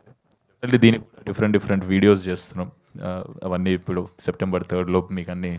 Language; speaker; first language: Telugu; native; Telugu